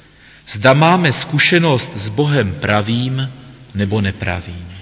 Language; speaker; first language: Czech; native; Czech